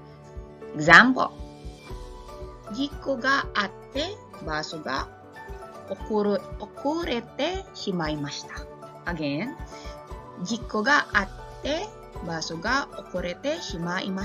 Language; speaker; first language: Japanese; non-native, fluent; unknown